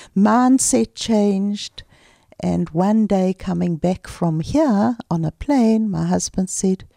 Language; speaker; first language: English; native; English